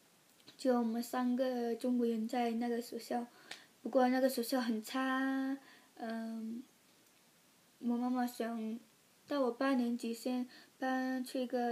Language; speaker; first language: Chinese; early bilingual, heritage; Chinese